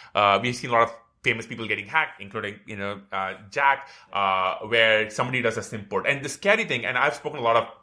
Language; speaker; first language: English; non-native, local second language; Tamil